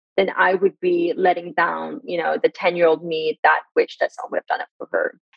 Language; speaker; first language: English; early bilingual, other home language; Persian